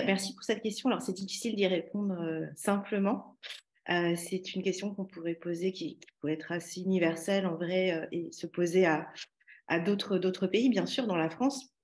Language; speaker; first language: French; native; French